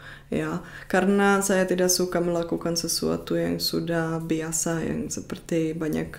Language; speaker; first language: Indonesian; non-native, fluent; Czech